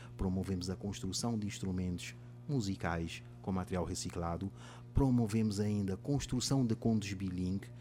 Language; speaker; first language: Portuguese; non-native, local second language; Kabuverdianu